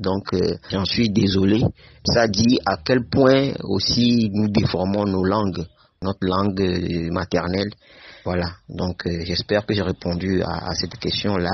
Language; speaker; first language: French; non-native, local second language; Ewe